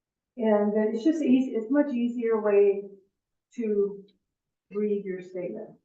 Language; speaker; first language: English; native; English